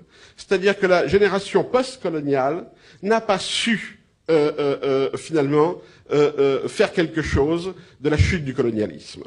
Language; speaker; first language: French; native; French